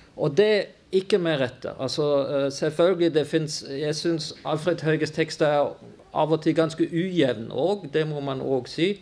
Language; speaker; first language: Norwegian; non-native, fluent; German